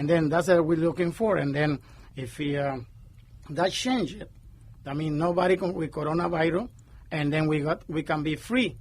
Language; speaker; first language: English; non-native, learner; Spanish